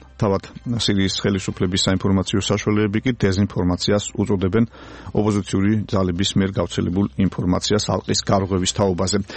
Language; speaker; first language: Georgian; native; Georgian